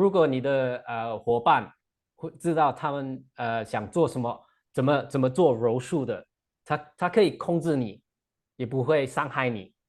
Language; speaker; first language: Chinese; non-native, fluent; English